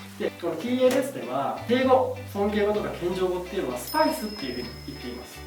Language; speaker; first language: Japanese; native; Japanese